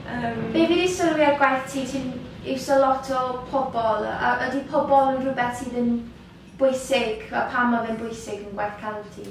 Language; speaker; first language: Welsh; native; Welsh